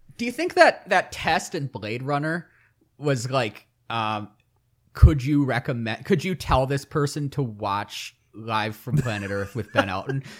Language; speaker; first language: English; native; English